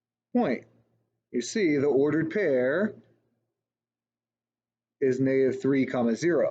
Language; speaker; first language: English; native; English